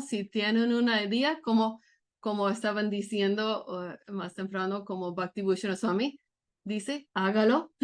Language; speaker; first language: Spanish; non-native, learner; English